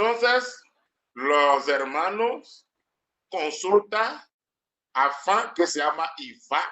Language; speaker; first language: Spanish; non-native, learner; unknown